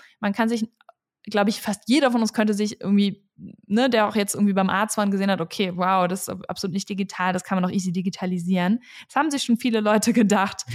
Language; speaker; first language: German; native; German